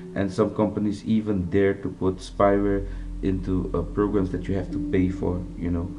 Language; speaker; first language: English; non-native, fluent; Dutch